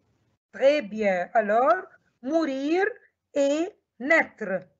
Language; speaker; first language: French; non-native, fluent; Arabic